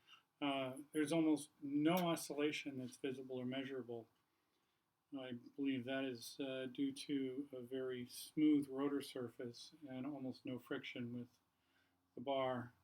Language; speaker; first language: English; native; English